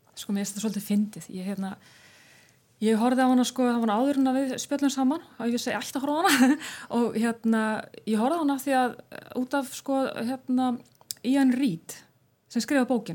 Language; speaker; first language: Icelandic; non-native, fluent; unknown